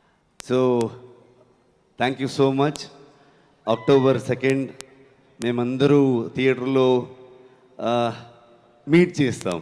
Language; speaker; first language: Telugu; non-native, learner; Kannada